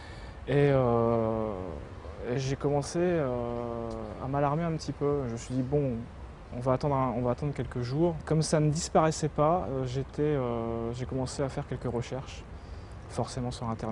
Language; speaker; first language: French; native; French